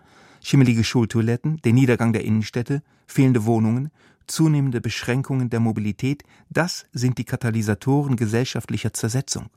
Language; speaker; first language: German; native; German